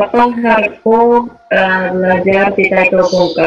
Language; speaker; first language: Indonesian; non-native, fluent; Japanese